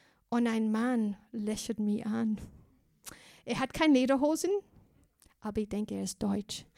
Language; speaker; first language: German; non-native, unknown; English